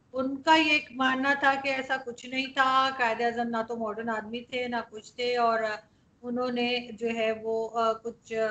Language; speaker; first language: Urdu; native; Urdu